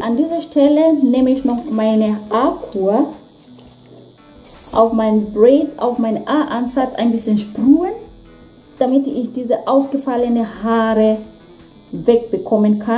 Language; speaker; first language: German; non-native, fluent; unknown